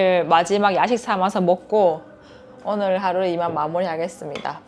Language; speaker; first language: Korean; native; Korean